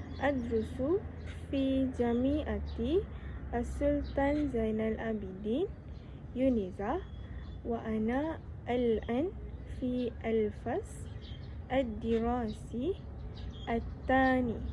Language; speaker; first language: Arabic; non-native, learner; Malay